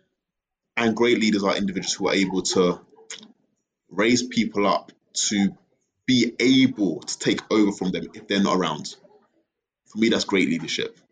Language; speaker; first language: English; native; English